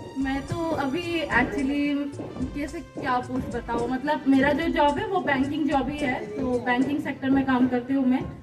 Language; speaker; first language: Hindi; non-native, local second language; Odia